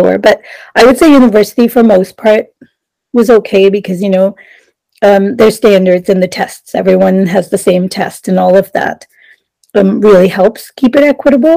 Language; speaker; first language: English; non-native, local second language; Sinhala